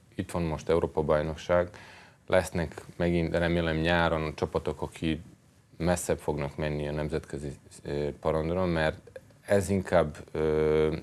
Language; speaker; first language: Hungarian; non-native, fluent; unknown